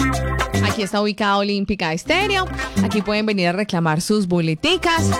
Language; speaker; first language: Spanish; native; Spanish